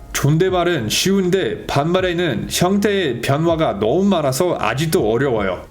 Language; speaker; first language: Korean; non-native, fluent; English